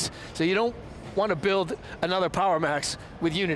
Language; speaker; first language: English; native; English